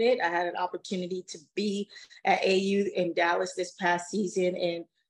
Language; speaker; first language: English; native; English